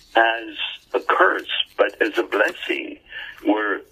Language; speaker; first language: English; early bilingual, heritage; English